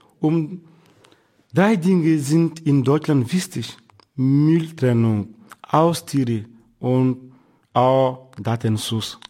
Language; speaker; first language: German; non-native, fluent; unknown